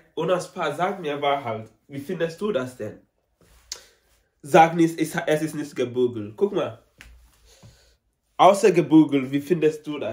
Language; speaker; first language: German; non-native, learner; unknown